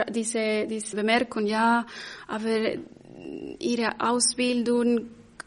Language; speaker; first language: German; non-native, fluent; Spanish